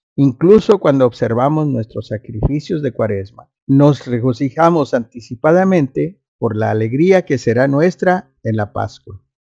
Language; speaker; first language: Spanish; non-native, fluent; English